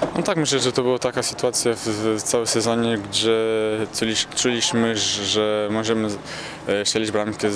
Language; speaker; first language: Polish; non-native, fluent; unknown